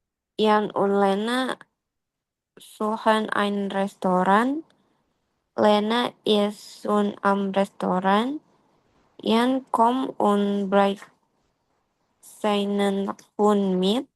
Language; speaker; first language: German; non-native, learner; Indonesian